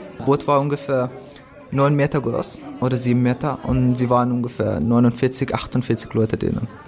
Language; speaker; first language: German; non-native, fluent; Persian